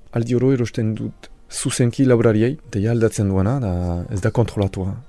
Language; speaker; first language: Basque; non-native, local second language; French